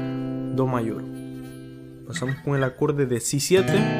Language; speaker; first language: Spanish; native; Spanish